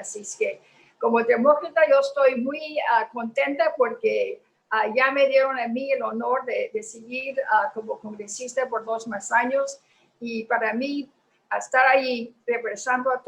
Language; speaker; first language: Spanish; early bilingual, heritage; Spanish